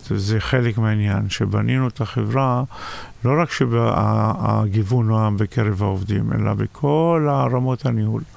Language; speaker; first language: Hebrew; non-native, local second language; Arabic